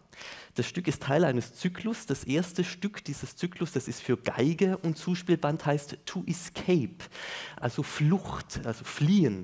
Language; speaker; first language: German; native; German